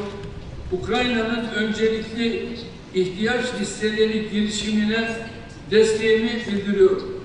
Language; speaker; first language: Turkish; native; Turkish